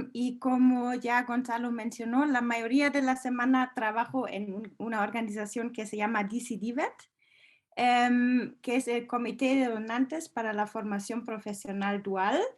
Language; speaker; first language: Spanish; non-native, fluent; German